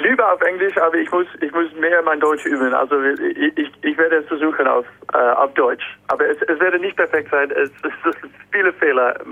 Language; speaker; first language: German; non-native, learner; Dutch